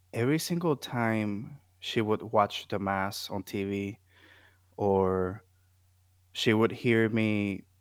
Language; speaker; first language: English; non-native, fluent; Spanish